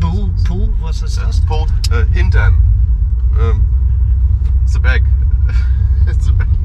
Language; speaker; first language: German; native; German